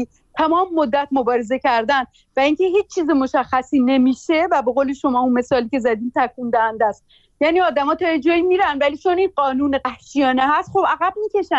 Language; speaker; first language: Persian; native; Persian